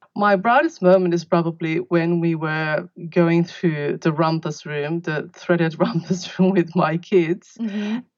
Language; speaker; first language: English; non-native, fluent; Finnish